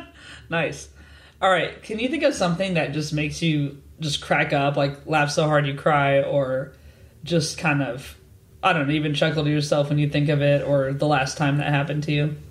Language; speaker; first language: English; native; English